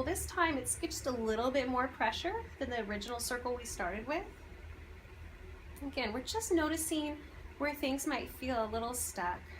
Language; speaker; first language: English; native; English